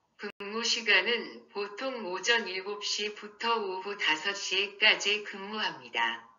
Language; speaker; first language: Korean; non-native, learner; Vietnamese